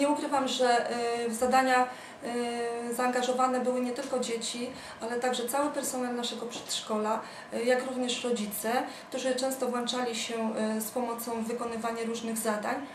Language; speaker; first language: Polish; native; Polish